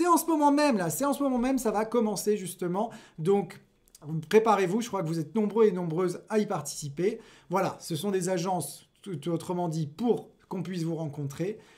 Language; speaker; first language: French; native; French